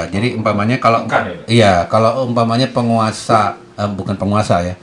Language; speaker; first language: Indonesian; native; Indonesian